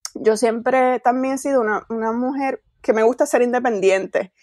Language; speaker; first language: Spanish; native; Spanish